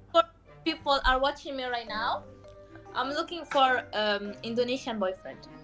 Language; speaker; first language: English; non-native, learner; Arabic